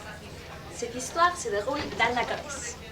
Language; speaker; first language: French; non-native, fluent; Spanish